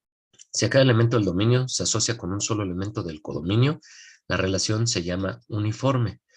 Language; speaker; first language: Spanish; native; Spanish